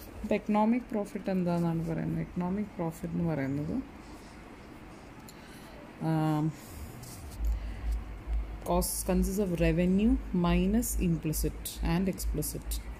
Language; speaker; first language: English; non-native, local second language; Malayalam